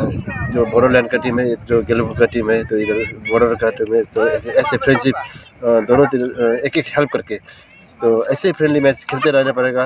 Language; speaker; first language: Hindi; non-native, local second language; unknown